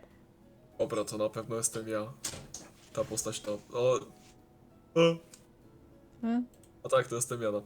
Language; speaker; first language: Polish; early bilingual, heritage; Polish